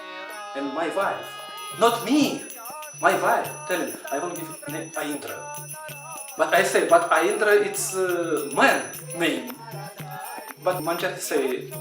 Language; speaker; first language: English; non-native, learner; Russian